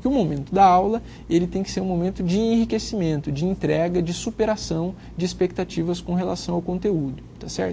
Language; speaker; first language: Portuguese; native; Portuguese